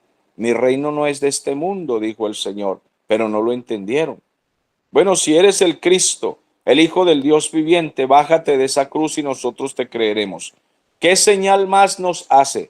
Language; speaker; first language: Spanish; native; Spanish